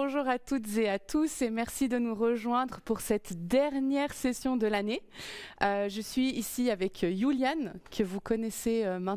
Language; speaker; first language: French; native; French